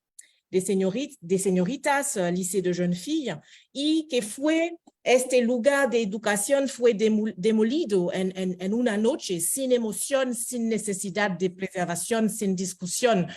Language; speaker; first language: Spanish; non-native, fluent; French